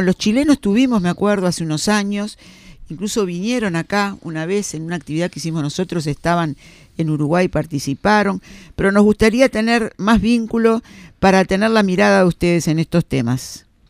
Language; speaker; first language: Spanish; native; Spanish